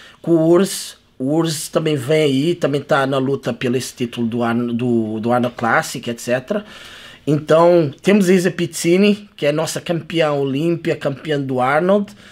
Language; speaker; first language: Portuguese; native; Portuguese